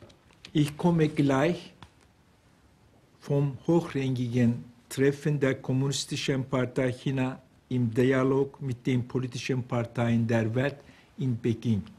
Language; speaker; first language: German; non-native, fluent; Turkish